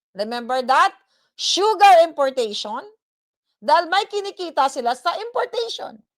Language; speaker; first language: Filipino; non-native, local second language; Hiligaynon